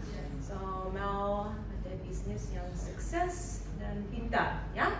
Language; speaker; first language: Indonesian; non-native, learner; English